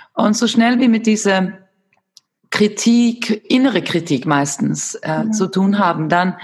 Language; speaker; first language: German; non-native, fluent; Swedish